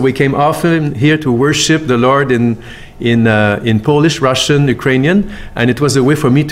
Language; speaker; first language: English; non-native, fluent; French